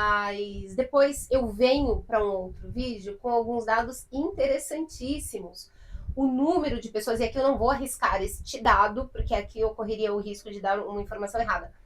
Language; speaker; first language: Portuguese; native; Portuguese